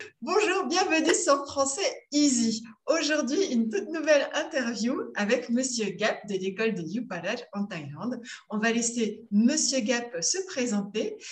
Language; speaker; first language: French; native; French